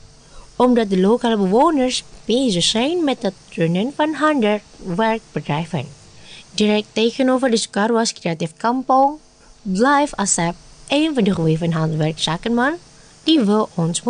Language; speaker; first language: Dutch; non-native, fluent; Indonesian